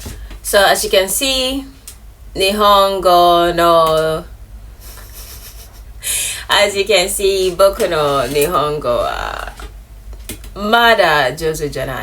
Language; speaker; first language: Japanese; non-native, learner; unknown